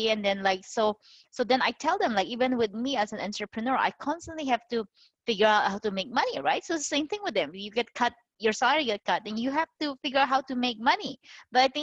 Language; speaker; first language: English; non-native, local second language; Filipino